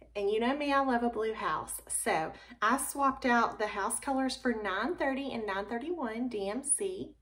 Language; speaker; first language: English; native; English